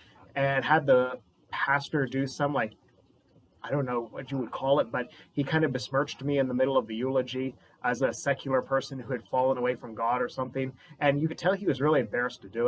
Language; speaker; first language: English; native; English